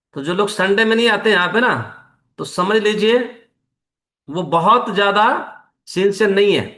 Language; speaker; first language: Hindi; native; Hindi